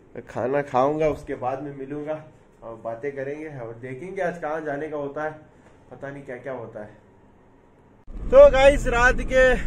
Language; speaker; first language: Hindi; non-native, local second language; Urdu